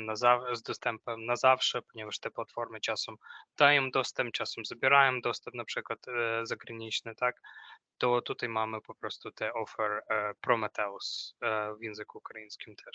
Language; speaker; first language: Polish; non-native, fluent; Ukrainian